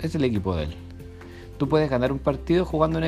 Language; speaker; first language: Spanish; native; Spanish